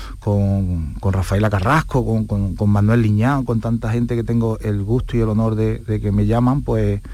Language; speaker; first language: Spanish; native; Spanish